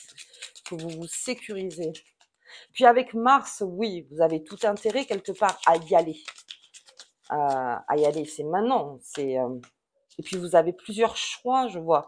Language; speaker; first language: French; native; French